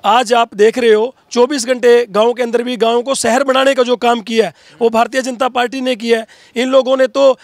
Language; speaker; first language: Hindi; native; Hindi